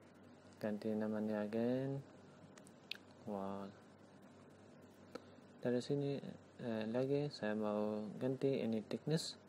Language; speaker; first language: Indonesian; non-native, learner; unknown